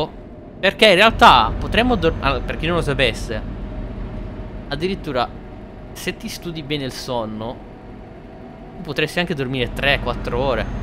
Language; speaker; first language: Italian; native; Italian